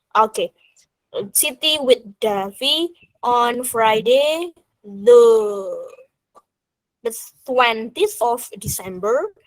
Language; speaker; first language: English; non-native, learner; Indonesian